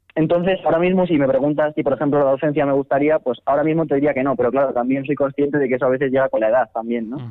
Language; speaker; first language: Spanish; native; Spanish